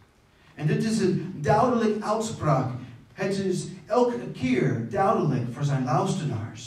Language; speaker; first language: Dutch; non-native, fluent; English